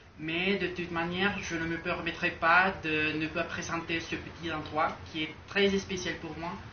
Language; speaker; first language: French; non-native, fluent; Spanish